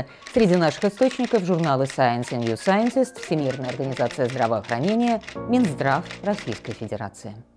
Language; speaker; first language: Russian; native; Russian